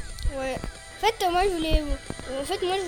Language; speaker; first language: French; native; French